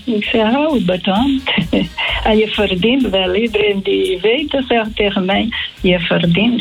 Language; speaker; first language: Dutch; non-native, learner; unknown